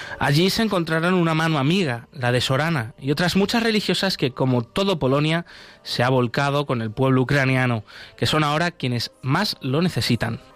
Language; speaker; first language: Spanish; native; Spanish